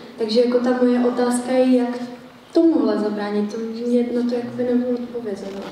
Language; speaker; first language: Czech; native; Czech